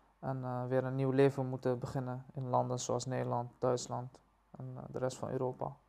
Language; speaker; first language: Dutch; early bilingual, other home language; Persian